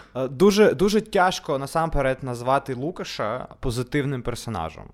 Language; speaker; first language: Ukrainian; non-native, local second language; Russian